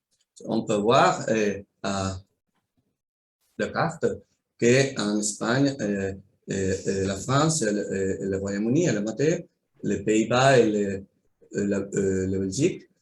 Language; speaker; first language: French; non-native, learner; Spanish